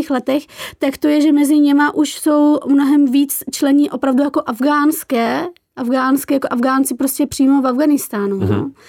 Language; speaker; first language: Czech; early bilingual, other home language; Persian